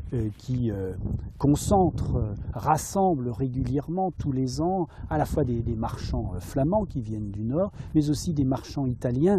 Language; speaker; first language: French; native; French